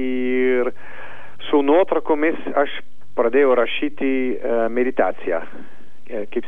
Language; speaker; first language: Lithuanian; non-native, learner; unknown